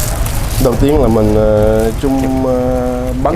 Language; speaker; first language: Vietnamese; early bilingual, heritage; Vietnamese